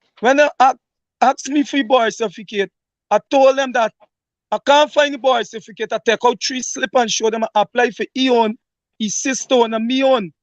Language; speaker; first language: English; native; English